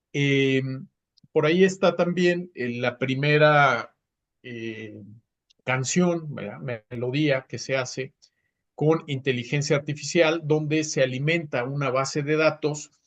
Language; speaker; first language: Spanish; native; Spanish